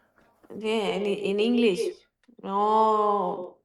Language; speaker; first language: English; non-native, learner; Greek